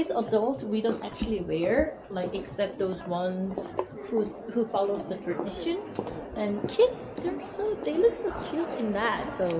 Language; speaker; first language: English; non-native, fluent; Korean